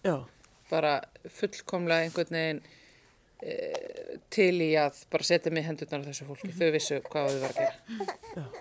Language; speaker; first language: Icelandic; native; Icelandic